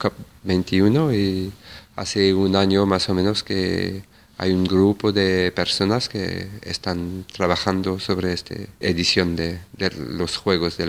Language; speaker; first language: Spanish; non-native, fluent; French